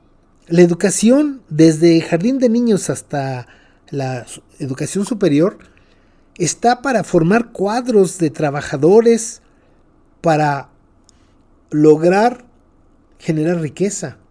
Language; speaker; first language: Spanish; native; Spanish